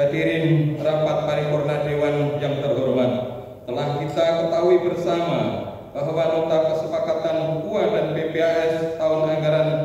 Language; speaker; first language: Indonesian; native; Indonesian